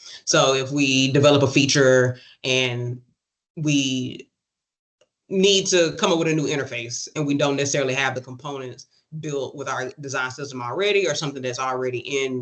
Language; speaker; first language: English; native; English